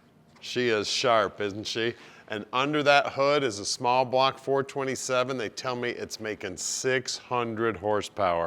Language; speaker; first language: English; native; English